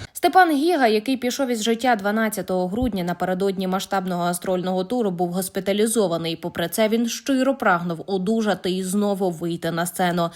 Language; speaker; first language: Ukrainian; native; Ukrainian